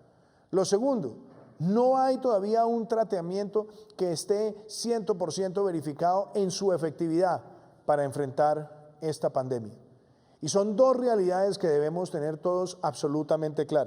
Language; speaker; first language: Spanish; native; Spanish